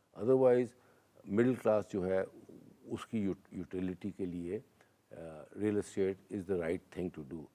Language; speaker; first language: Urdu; non-native, local second language; Punjabi